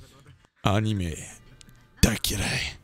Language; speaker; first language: Japanese; non-native, learner; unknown